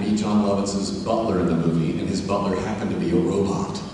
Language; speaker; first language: English; native; English